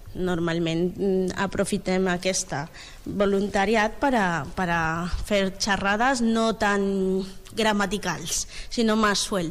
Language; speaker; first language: Catalan; non-native, learner; Spanish